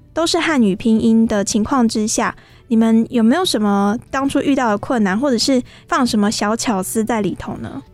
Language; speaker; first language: Chinese; native; Chinese